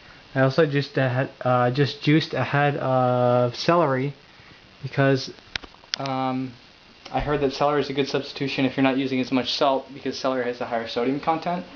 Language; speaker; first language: English; native; English